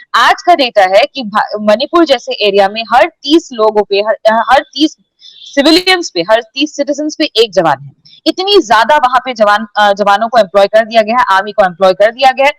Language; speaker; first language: Hindi; non-native, local second language; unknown